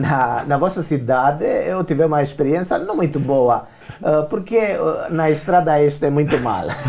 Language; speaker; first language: Portuguese; non-native, learner; Romanian